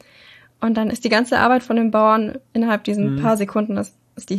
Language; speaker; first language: German; native; German